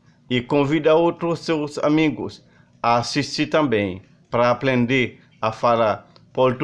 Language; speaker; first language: Portuguese; non-native, learner; Haitian Creole